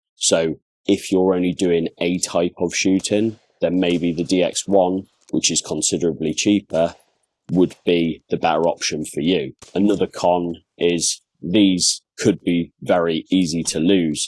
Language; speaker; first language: English; native; English